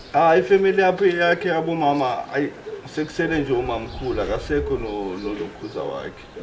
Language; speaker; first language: Zulu; native; Zulu